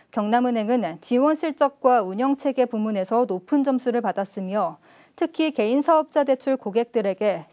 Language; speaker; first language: Korean; native; Korean